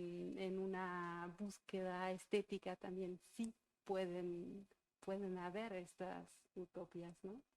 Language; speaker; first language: Spanish; non-native, fluent; German